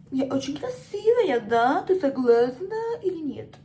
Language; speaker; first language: Russian; non-native, learner; Spanish